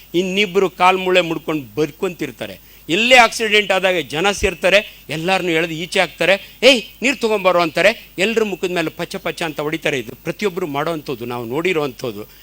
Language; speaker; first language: Kannada; native; Kannada